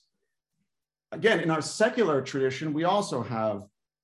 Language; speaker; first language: English; native; English